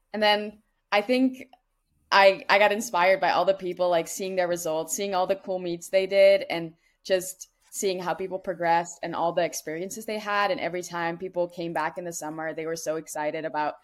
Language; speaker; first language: English; non-native, fluent; Dutch